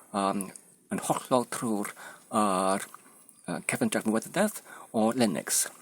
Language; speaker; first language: Welsh; non-native, learner; Polish